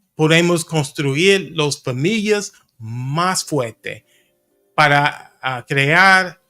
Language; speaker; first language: Spanish; non-native, learner; English